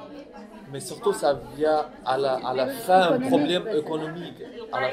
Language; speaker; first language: French; non-native, learner; Arabic